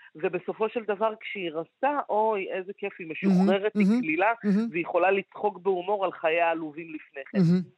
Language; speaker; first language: Hebrew; early bilingual, other home language; Arabic